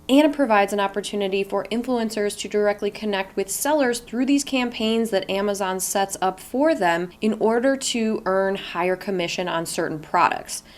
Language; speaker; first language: English; native; English